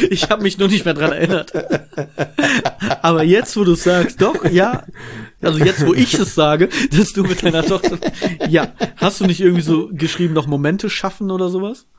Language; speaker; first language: German; native; German